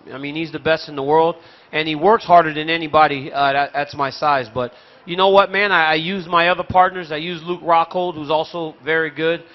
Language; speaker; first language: English; native; English